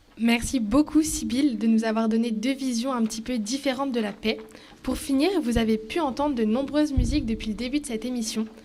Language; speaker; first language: French; native; French